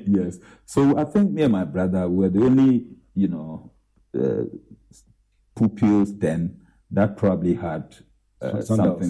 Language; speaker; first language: English; non-native, local second language; Akan